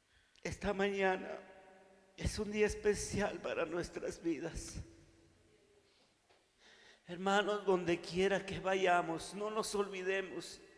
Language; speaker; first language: Spanish; native; Spanish